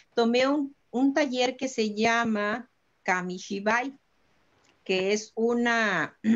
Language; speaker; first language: Spanish; native; Spanish